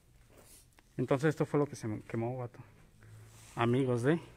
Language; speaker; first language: Spanish; native; Spanish